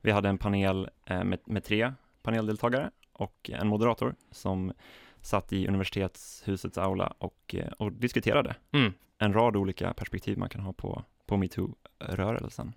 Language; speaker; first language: Swedish; native; Swedish